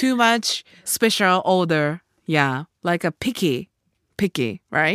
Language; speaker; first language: English; non-native, learner; Japanese